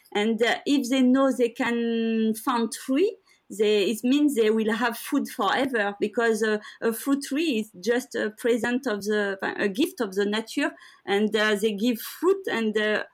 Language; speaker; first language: English; non-native, learner; French